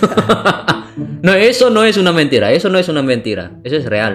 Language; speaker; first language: Spanish; non-native, fluent; Indonesian